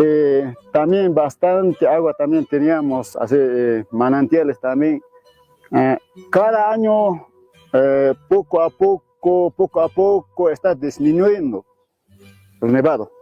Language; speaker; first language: Spanish; non-native, local second language; Quechua